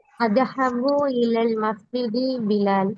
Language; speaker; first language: Arabic; non-native, learner; Tamil